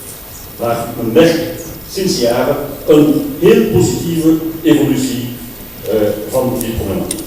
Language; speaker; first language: Dutch; non-native, local second language; French